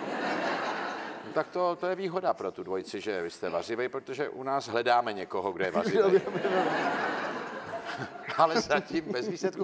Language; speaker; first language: Czech; native; Czech